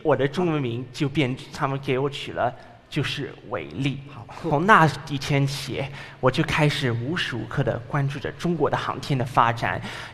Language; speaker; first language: Chinese; non-native, fluent; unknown